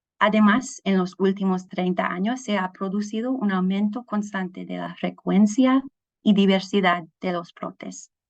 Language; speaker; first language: Spanish; non-native, fluent; English